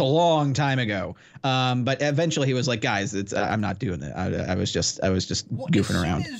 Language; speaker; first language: English; native; English